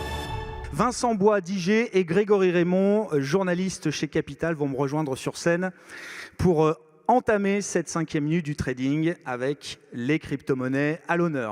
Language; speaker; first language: French; native; French